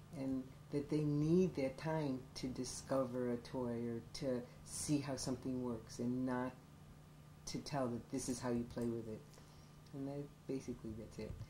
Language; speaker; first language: English; native; English